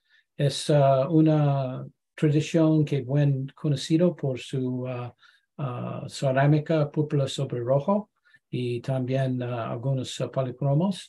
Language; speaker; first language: Spanish; non-native, learner; English